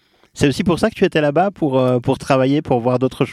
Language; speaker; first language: French; native; French